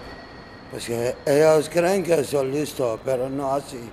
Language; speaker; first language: Spanish; non-native, learner; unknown